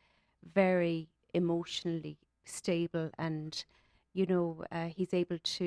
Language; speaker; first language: English; native; English